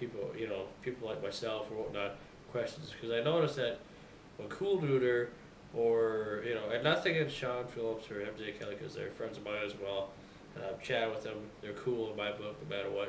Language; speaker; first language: English; native; English